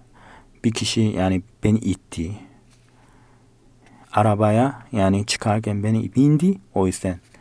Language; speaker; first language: Turkish; non-native, learner; Korean